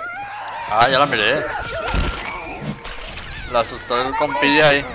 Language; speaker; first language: Spanish; native; Spanish